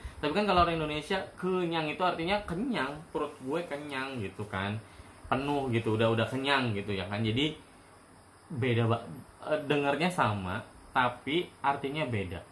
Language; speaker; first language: Indonesian; native; Indonesian